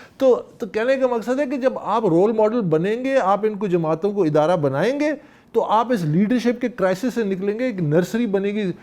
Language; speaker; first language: Urdu; non-native, local second language; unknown